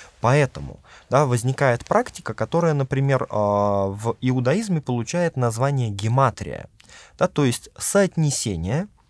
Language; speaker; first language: Russian; native; Russian